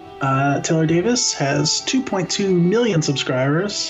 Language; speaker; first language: English; native; English